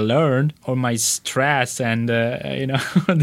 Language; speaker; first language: English; non-native, fluent; Italian